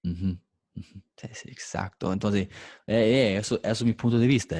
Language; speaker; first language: Spanish; non-native, fluent; English